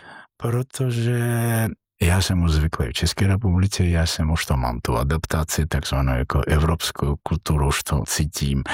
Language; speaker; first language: Czech; non-native, fluent; Georgian